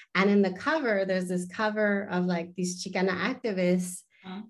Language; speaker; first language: English; early bilingual, other home language; Spanish